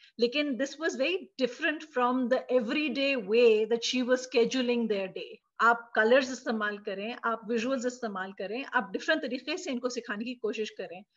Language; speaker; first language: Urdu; native; Urdu